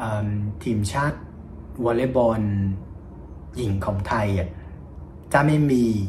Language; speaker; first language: Thai; non-native, fluent; Vietnamese